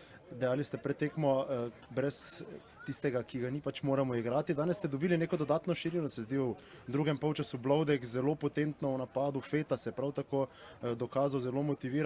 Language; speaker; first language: Slovenian; native; Slovenian